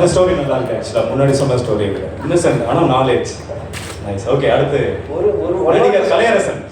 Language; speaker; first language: Tamil; native; Tamil